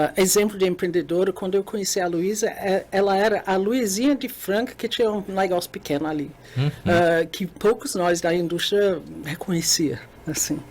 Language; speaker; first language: Portuguese; non-native, fluent; English